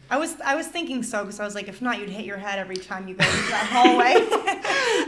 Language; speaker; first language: English; native; English